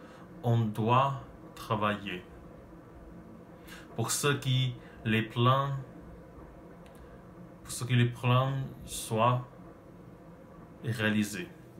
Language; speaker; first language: French; non-native, learner; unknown